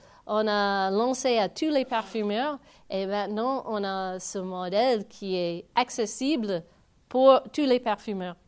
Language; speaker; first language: French; non-native, fluent; English